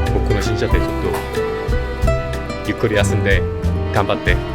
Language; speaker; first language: Japanese; non-native, learner; Korean